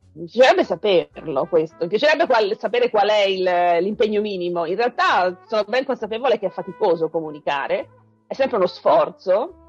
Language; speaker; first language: Italian; native; Italian